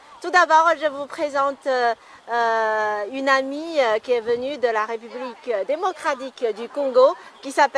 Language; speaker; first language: French; non-native, fluent; Chinese